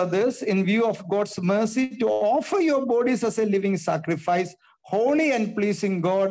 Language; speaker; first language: English; non-native, local second language; Malayalam